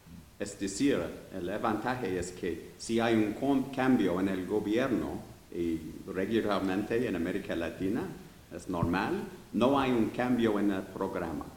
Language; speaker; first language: Spanish; non-native, learner; English